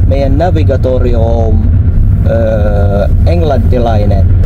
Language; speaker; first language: Finnish; non-native, learner; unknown